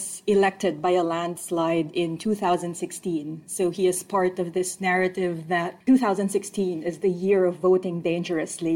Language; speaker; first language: English; non-native, local second language; Filipino